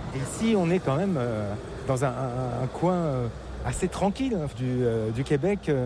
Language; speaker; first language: French; native; French